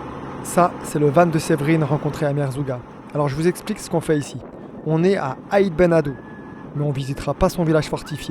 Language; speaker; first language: French; native; French